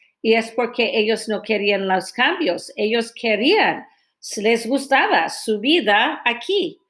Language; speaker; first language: Spanish; non-native, fluent; English